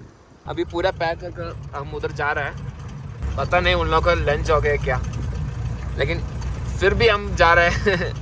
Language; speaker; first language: Hindi; non-native, local second language; Malayalam